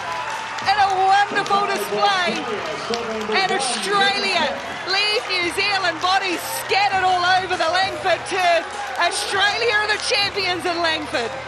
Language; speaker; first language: English; native; English